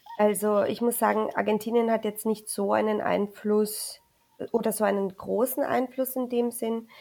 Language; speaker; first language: German; early bilingual, other home language; Spanish